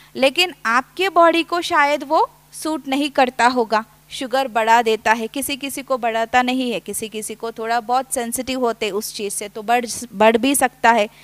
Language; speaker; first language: Hindi; non-native, local second language; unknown